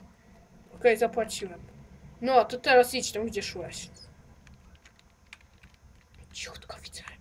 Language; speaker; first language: Polish; native; Polish